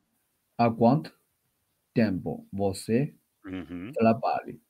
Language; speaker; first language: Portuguese; non-native, learner; Chinese